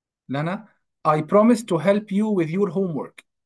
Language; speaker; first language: English; non-native, fluent; Arabic